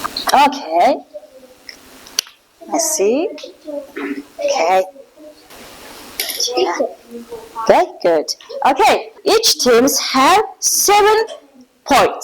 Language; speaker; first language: English; non-native, learner; Mongolian